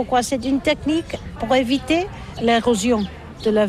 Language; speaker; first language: French; non-native, learner; Catalan